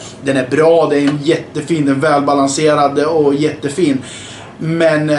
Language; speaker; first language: Swedish; native; Swedish